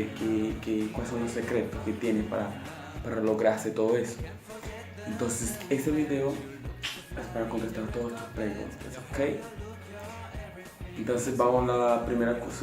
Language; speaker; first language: Spanish; non-native, local second language; Portuguese